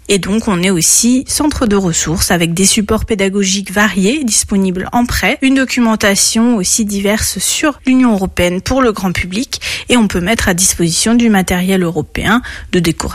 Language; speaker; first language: French; native; French